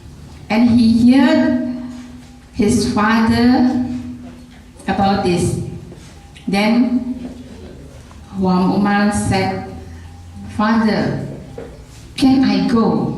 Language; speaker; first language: English; non-native, learner; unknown